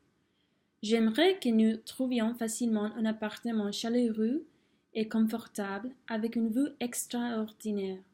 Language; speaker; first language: French; non-native, fluent; English